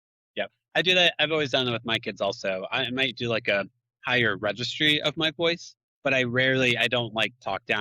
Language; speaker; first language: English; native; English